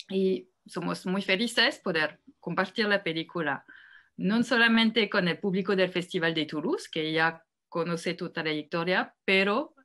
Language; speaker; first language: Spanish; non-native, fluent; French